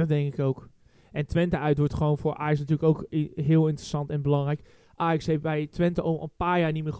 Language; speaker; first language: Dutch; native; Dutch